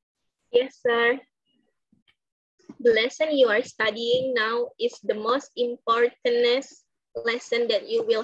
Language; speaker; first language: English; non-native, learner; Indonesian